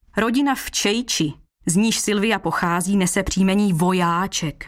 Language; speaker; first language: Czech; native; Czech